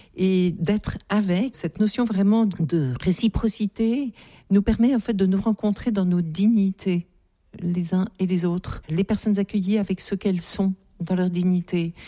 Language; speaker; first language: French; native; French